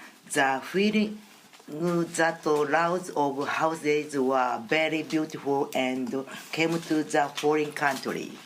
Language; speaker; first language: English; non-native, learner; Japanese